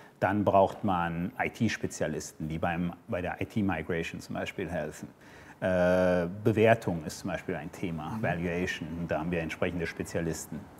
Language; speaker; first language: German; early bilingual, other home language; Armenian